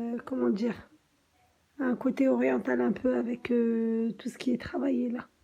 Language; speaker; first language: French; native; French